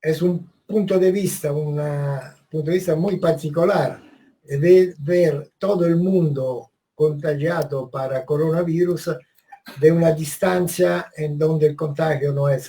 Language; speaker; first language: Spanish; non-native, fluent; Italian